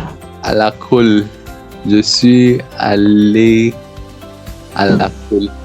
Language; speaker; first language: French; non-native, learner; English